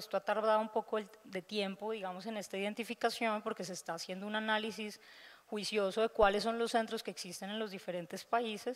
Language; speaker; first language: Spanish; native; Spanish